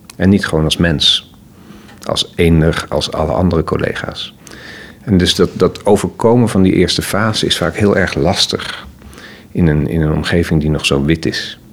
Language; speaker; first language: Dutch; native; Dutch